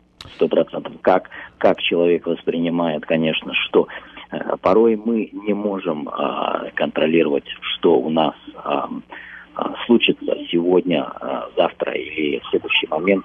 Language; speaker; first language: Russian; early bilingual, heritage; Russian